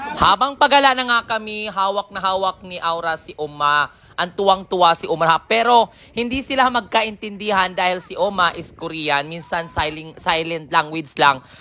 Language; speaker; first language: Filipino; non-native, local second language; Cebuano